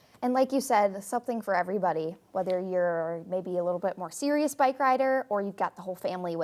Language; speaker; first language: English; native; English